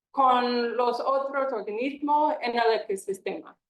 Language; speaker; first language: Spanish; non-native, fluent; English